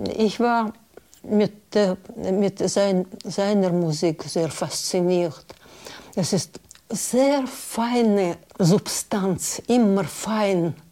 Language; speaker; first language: German; non-native, fluent; Russian